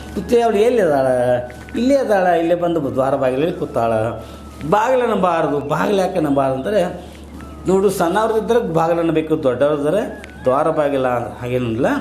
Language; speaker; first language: Kannada; native; Kannada